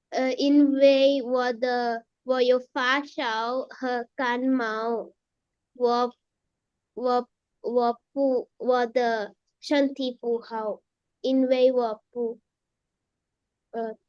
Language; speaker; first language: Chinese; non-native, learner; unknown